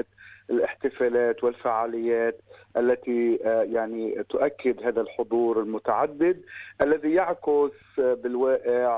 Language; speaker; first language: Arabic; native; Arabic